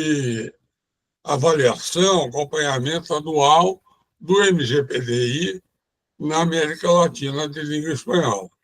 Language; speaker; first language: Portuguese; non-native, learner; Spanish